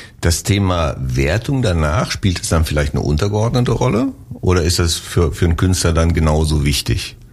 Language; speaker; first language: German; native; German